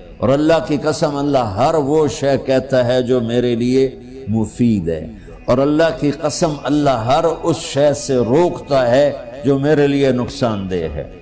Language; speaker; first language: Urdu; non-native, local second language; Punjabi